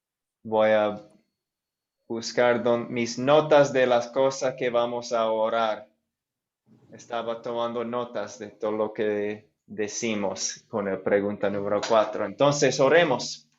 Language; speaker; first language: Spanish; non-native, fluent; English